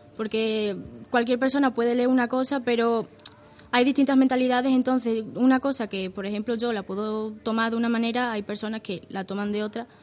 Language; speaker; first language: Spanish; early bilingual, other home language; Portuguese